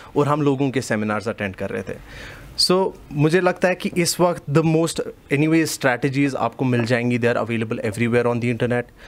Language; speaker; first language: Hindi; non-native, local second language; Kashmiri